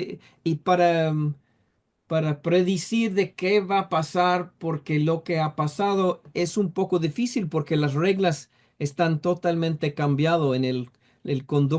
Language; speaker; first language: Spanish; non-native, fluent; English